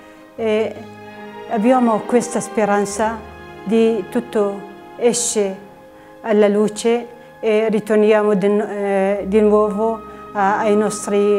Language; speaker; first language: Italian; non-native, fluent; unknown